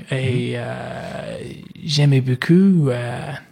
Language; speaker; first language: French; non-native, learner; English